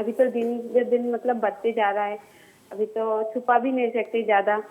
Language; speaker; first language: Hindi; non-native, local second language; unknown